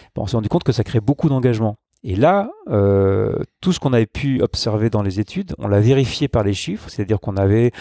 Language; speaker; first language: French; native; French